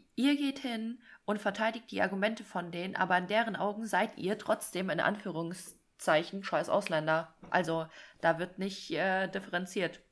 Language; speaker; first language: German; native; German